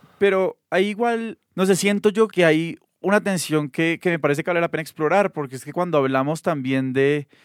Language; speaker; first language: Spanish; native; Spanish